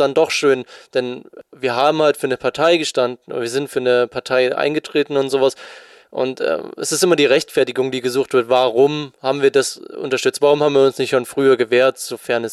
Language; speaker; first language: German; native; German